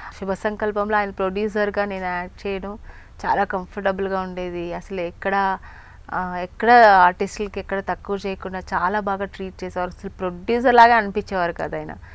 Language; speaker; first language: Telugu; native; Telugu